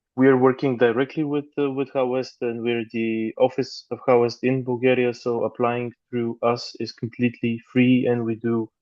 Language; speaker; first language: English; non-native, fluent; Bulgarian